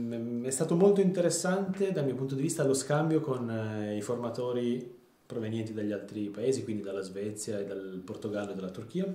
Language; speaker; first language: Italian; native; Italian